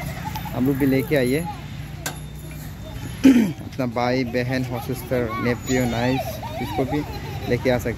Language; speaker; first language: Hindi; non-native, local second language; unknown